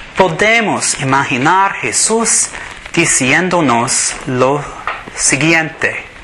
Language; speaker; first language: Spanish; non-native, learner; English